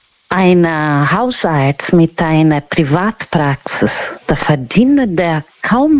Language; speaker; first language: German; non-native, fluent; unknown